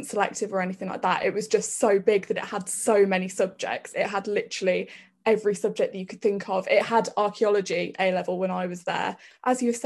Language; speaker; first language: English; native; English